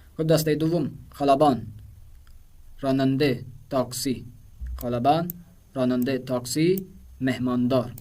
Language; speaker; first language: Persian; non-native, fluent; Urdu